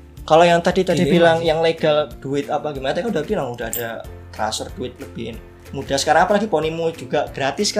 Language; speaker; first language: Indonesian; native; Indonesian